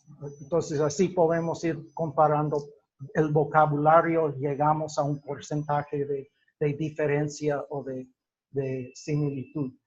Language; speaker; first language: Spanish; non-native, fluent; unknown